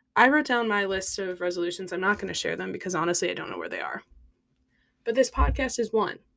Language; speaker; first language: English; native; English